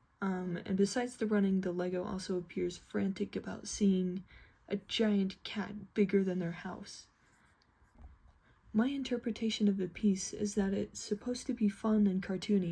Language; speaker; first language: English; native; English